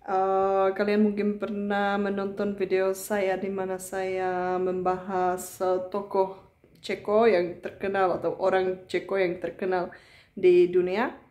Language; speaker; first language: Indonesian; non-native, fluent; Czech